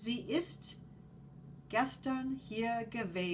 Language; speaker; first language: German; non-native, fluent; English